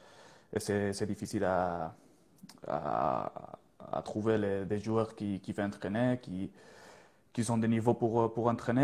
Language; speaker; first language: French; non-native, learner; Spanish